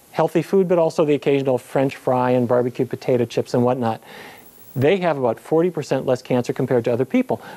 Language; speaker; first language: English; native; English